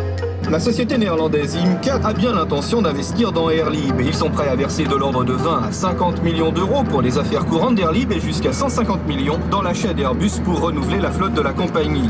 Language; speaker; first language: French; native; French